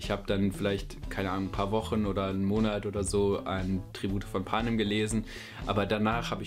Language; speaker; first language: German; native; German